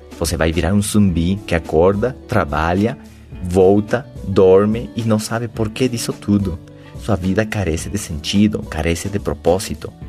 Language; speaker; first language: Portuguese; non-native, fluent; Spanish